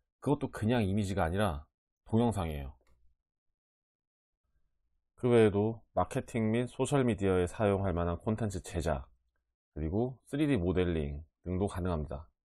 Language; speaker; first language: Korean; native; Korean